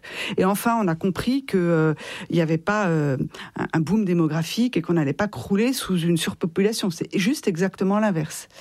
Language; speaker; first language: French; native; French